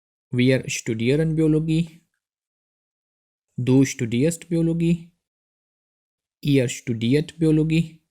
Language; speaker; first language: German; non-native, fluent; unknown